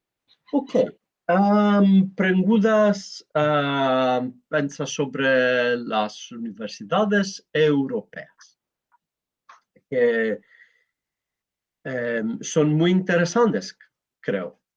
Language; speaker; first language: Spanish; non-native, learner; Greek